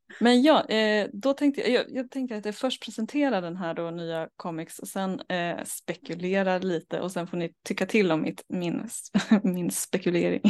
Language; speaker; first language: Swedish; native; Swedish